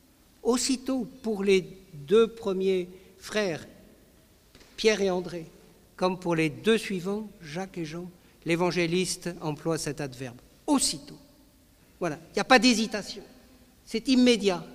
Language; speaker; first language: French; native; French